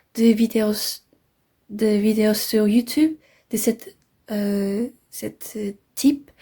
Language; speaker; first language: French; non-native, learner; English